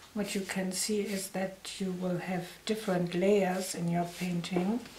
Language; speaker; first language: English; non-native, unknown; German